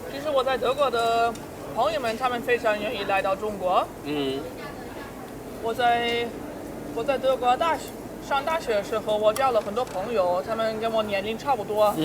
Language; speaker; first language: Chinese; non-native, fluent; German